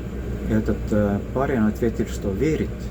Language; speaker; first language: Russian; non-native, local second language; Estonian